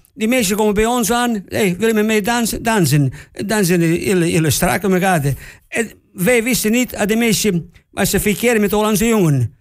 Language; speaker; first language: Dutch; non-native, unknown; Italian